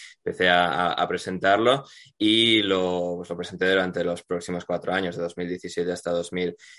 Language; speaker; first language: Spanish; native; Spanish